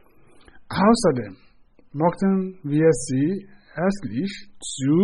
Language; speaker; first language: German; non-native, fluent; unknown